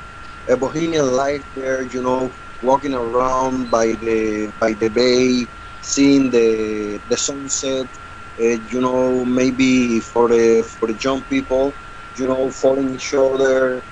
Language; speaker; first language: English; non-native, learner; Spanish